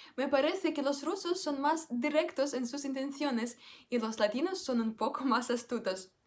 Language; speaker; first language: Spanish; non-native, fluent; Russian